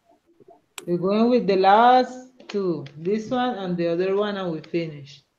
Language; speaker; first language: English; non-native, learner; Spanish